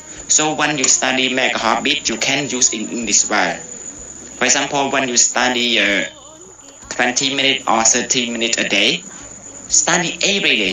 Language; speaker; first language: English; non-native, learner; Khmer